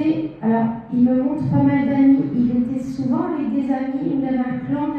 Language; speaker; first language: French; native; French